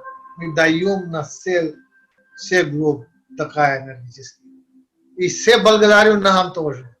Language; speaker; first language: Russian; non-native, learner; Hindi